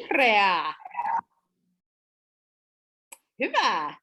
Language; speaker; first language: Finnish; non-native, learner; English